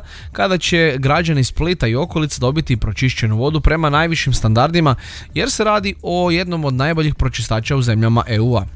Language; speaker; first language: Croatian; native; Croatian